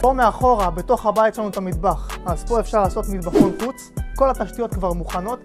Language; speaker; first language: Hebrew; native; Hebrew